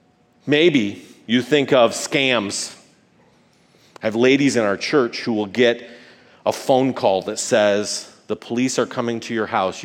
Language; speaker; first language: English; native; English